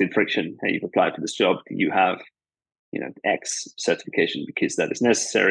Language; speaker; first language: English; native; English